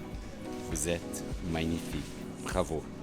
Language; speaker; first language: French; non-native, learner; Portuguese